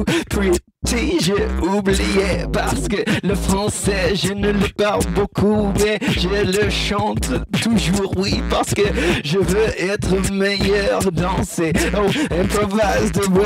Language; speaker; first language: French; non-native, learner; English